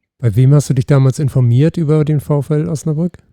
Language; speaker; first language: German; native; German